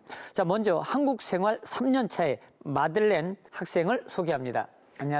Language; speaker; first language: Korean; native; Korean